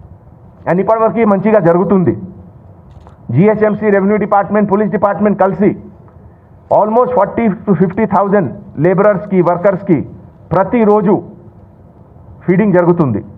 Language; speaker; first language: Telugu; non-native, local second language; Hindi